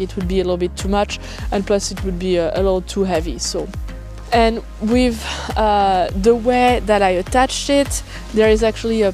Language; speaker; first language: English; non-native, fluent; French